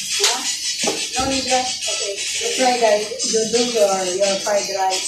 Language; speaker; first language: English; non-native, learner; Filipino